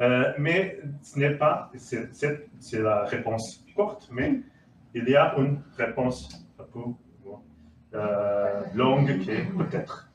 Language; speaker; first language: French; non-native, learner; Portuguese